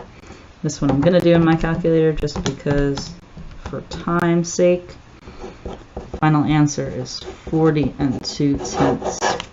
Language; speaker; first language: English; native; English